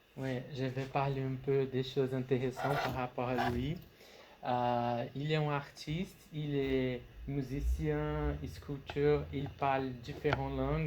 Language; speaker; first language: French; non-native, fluent; Portuguese